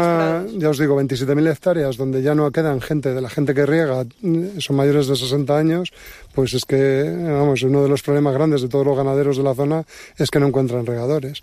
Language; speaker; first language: Spanish; native; Spanish